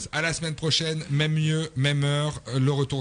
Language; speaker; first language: French; native; French